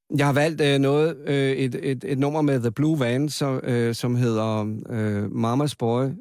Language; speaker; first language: Danish; native; Danish